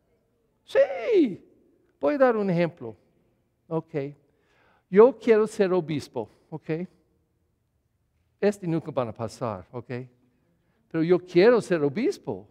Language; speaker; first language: Spanish; non-native, learner; English